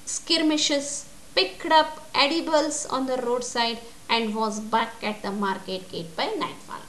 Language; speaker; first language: English; non-native, local second language; Kannada